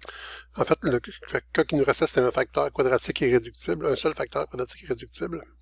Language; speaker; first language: French; native; French